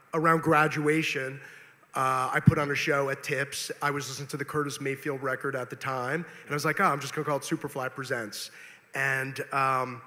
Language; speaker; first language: English; native; English